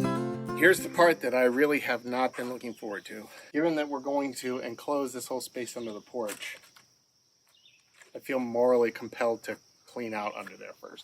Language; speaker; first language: English; native; English